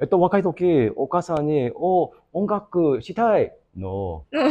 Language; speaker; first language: Japanese; non-native, learner; English